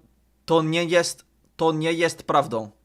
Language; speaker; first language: Polish; non-native, learner; English